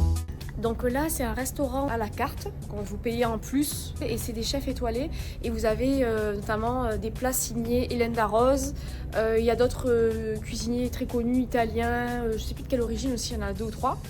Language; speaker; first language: French; native; French